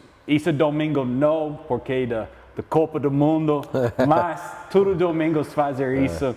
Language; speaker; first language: Portuguese; non-native, learner; English